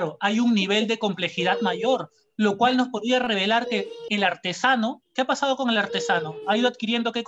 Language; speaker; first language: Spanish; native; Spanish